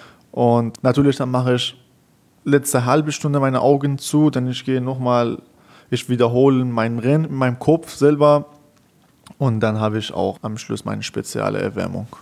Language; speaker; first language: German; non-native, fluent; Persian